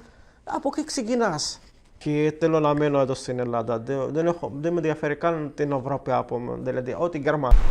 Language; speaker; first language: Greek; non-native, learner; Arabic